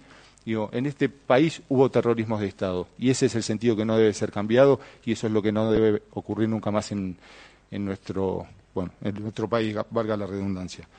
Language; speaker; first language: Spanish; native; Spanish